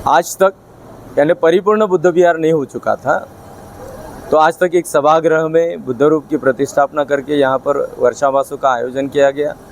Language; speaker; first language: Hindi; non-native, local second language; Marathi